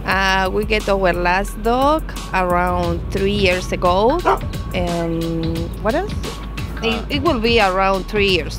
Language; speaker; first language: English; non-native, learner; Spanish